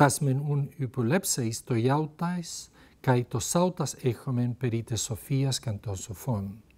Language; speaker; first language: Greek; non-native, fluent; Spanish